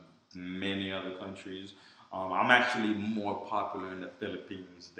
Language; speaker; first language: English; early bilingual, other home language; Haitian Creole